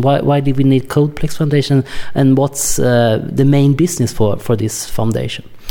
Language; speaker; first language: English; non-native, fluent; Swedish